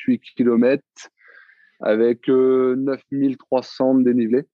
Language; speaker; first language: French; native; French